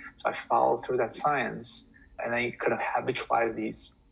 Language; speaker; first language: English; non-native, fluent; Turkish